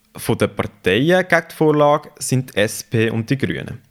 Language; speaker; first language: German; native; German